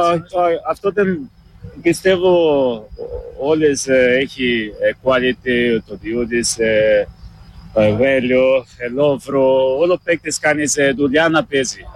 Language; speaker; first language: Greek; non-native, learner; Portuguese